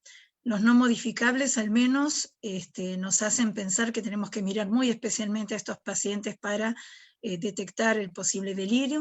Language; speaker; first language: Spanish; native; Spanish